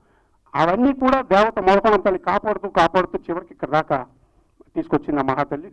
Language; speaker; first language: Telugu; native; Telugu